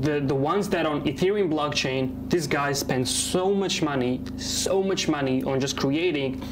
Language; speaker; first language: English; non-native, fluent; Georgian